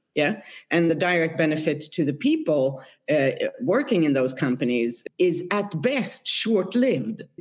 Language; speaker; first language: English; non-native, fluent; Swedish